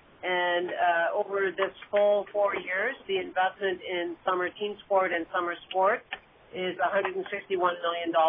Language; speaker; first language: English; native; English